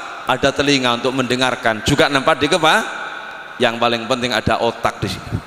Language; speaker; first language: Indonesian; non-native, local second language; Javanese